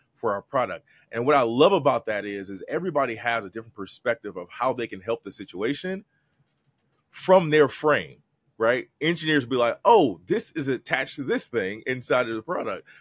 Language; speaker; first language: English; native; English